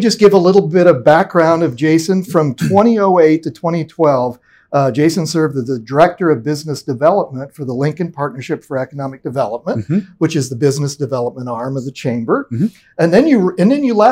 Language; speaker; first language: English; native; English